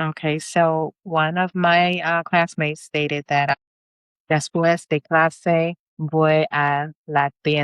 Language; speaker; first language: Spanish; non-native, learner; English